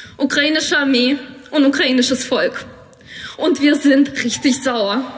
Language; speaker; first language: German; non-native, fluent; Ukrainian